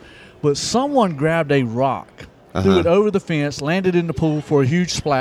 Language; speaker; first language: English; native; English